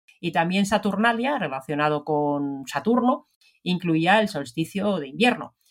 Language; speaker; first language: Spanish; non-native, fluent; Finnish